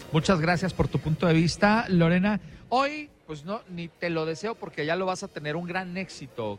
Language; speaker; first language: Spanish; native; Spanish